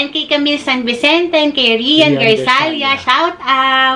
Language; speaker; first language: Filipino; native; Filipino